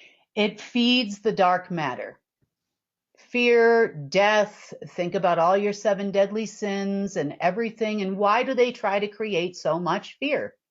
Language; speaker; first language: English; native; English